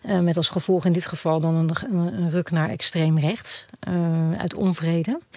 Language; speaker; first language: Dutch; native; Dutch